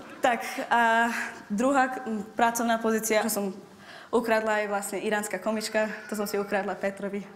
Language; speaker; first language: Slovak; non-native, fluent; Persian